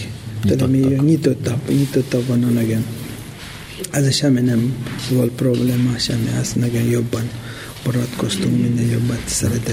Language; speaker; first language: Hungarian; non-native, learner; Tibetan